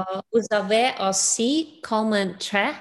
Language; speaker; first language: French; non-native, learner; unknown